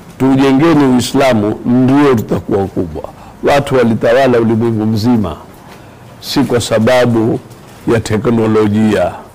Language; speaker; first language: Swahili; native; Swahili